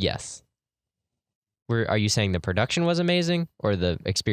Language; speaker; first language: English; native; English